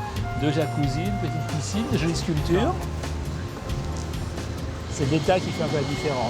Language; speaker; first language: French; native; French